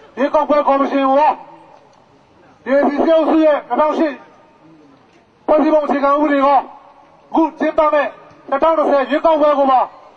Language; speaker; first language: Burmese; native; Burmese